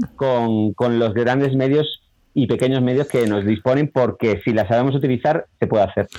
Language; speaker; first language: Spanish; native; Spanish